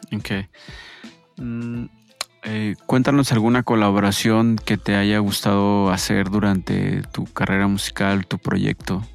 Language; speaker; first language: Spanish; native; Spanish